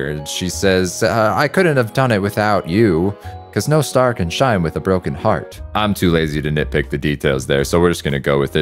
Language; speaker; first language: English; native; English